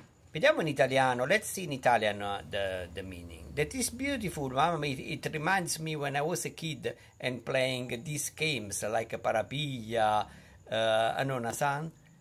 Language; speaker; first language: English; non-native, fluent; Italian